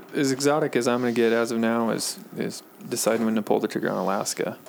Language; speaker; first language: English; native; English